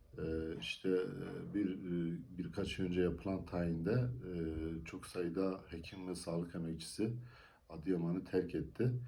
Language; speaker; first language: Turkish; native; Turkish